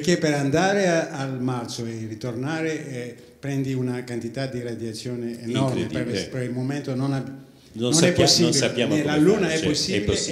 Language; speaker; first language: Italian; non-native, fluent; Greek